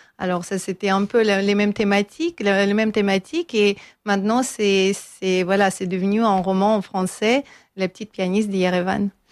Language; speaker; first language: French; non-native, fluent; Armenian